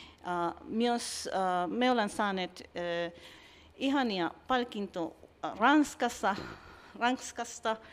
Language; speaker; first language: Finnish; non-native, learner; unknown